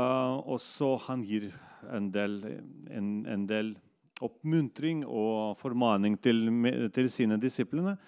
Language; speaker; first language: Norwegian; non-native, fluent; Russian